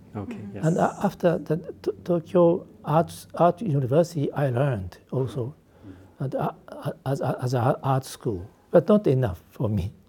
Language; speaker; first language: English; non-native, learner; Japanese